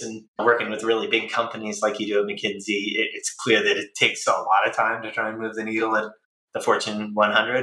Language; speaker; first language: English; native; English